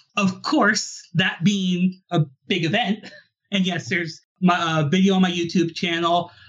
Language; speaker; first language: English; native; English